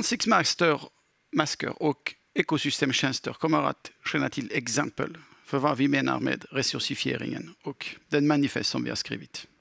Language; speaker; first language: Swedish; non-native, fluent; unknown